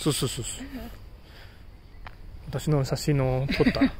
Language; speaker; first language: Japanese; non-native, learner; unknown